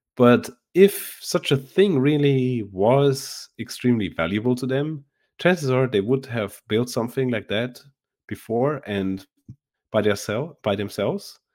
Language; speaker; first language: English; non-native, fluent; German